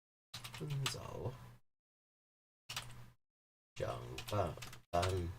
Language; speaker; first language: Chinese; non-native, learner; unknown